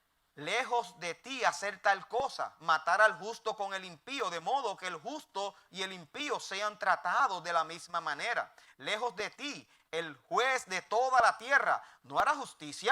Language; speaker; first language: Spanish; native; Spanish